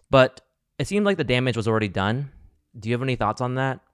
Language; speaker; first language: English; native; English